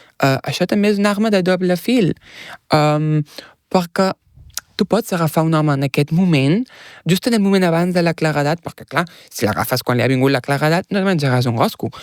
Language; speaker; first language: Catalan; native; Catalan